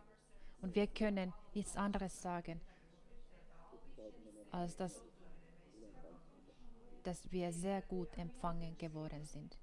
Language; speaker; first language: German; non-native, fluent; Finnish